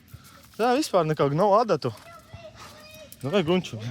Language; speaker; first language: Latvian; native; Latvian